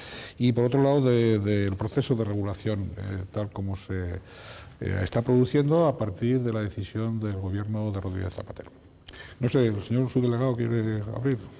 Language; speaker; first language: Spanish; native; Spanish